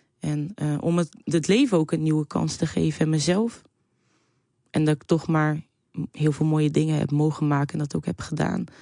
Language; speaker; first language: Dutch; native; Dutch